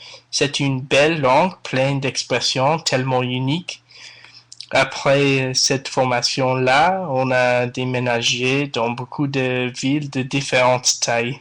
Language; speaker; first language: French; non-native, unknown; English